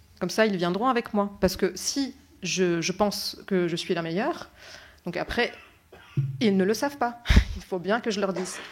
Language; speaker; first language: French; non-native, local second language; Arabic